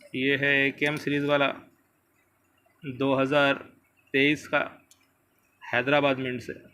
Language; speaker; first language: Hindi; native; Hindi